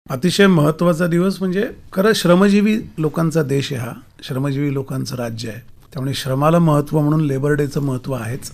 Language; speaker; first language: Marathi; native; Marathi